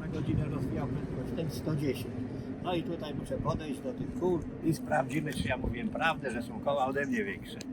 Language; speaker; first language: Polish; native; Polish